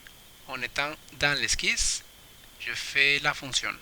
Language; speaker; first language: French; non-native, fluent; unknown